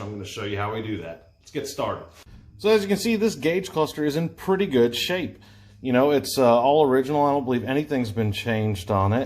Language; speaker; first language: English; native; English